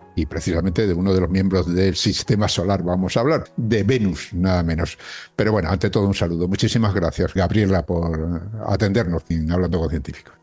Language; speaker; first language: Spanish; native; Spanish